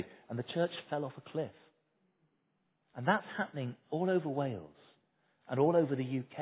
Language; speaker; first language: English; native; English